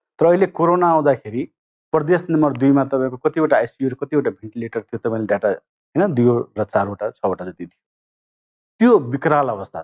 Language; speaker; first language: Nepali; non-native, local second language; Maithili